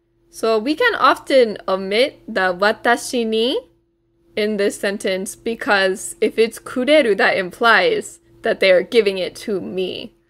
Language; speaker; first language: English; native; English